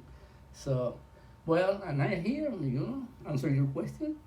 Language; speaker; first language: English; non-native, learner; Spanish